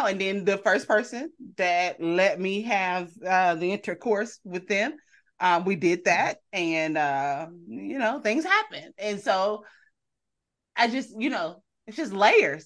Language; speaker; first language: English; native; English